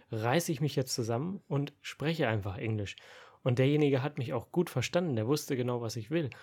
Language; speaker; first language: German; native; German